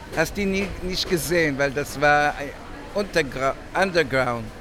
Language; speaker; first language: German; non-native, fluent; Hebrew